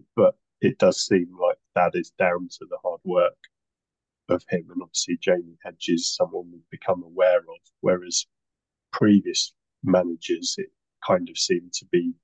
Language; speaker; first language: English; native; English